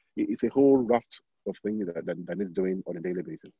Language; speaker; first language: English; non-native, local second language; Yoruba